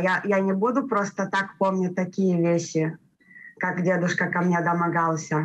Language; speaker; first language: Russian; early bilingual, heritage; Russian